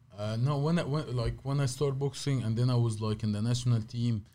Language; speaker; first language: English; non-native, fluent; Arabic